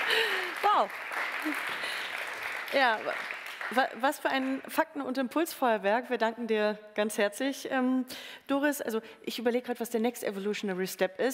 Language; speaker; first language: German; native; German